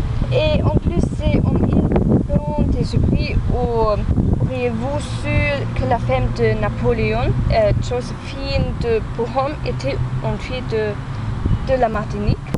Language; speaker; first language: French; non-native, learner; German